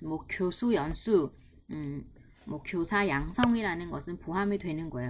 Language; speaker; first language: Korean; non-native, fluent; Vietnamese